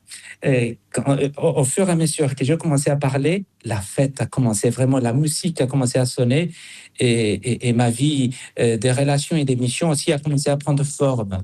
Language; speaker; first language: French; non-native, fluent; Spanish